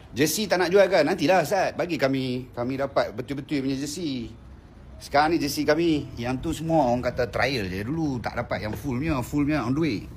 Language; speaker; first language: Malay; native; Malay